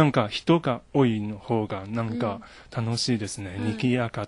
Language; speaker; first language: Japanese; non-native, learner; Chinese